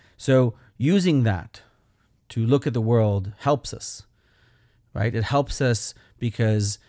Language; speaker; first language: English; non-native, fluent; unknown